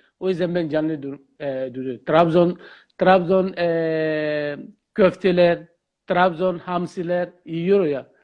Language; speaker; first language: Turkish; non-native, learner; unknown